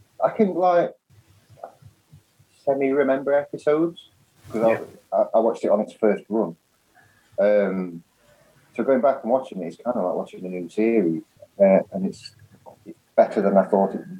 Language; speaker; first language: English; native; English